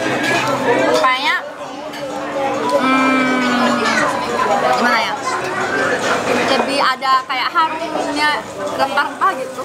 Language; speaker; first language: Indonesian; non-native, fluent; Korean